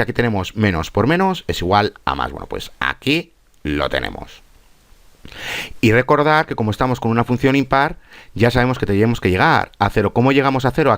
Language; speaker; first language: Spanish; native; Spanish